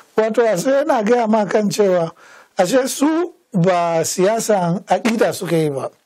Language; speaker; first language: Hausa; non-native, local second language; Fula